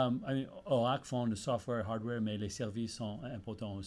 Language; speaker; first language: French; early bilingual, heritage; English